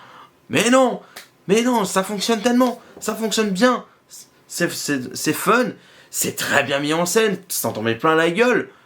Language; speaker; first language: French; native; French